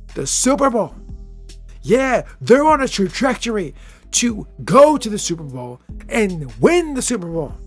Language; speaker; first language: English; native; English